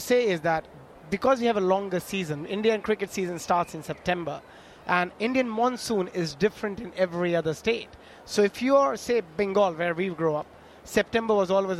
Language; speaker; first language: English; non-native, local second language; Bangla